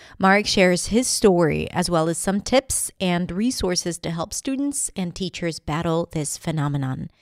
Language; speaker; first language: English; non-native, fluent; Hebrew